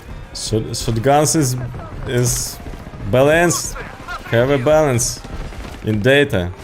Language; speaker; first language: English; non-native, learner; Ukrainian